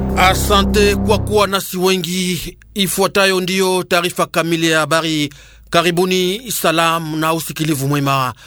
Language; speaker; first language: Swahili; native; Swahili